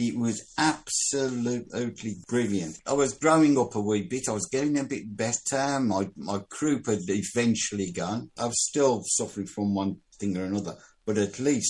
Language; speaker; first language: English; native; English